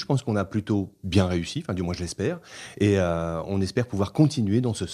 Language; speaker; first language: French; native; French